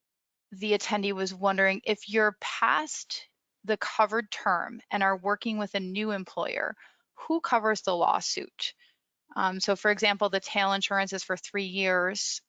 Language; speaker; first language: English; native; English